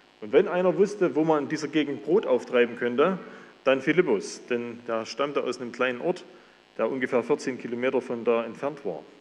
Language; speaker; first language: German; native; German